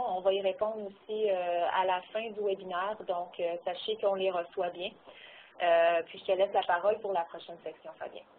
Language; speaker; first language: French; native; French